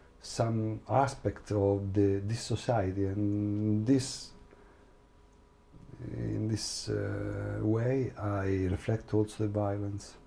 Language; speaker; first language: English; non-native, learner; Italian